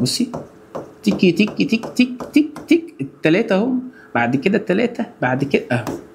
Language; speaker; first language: Arabic; native; Arabic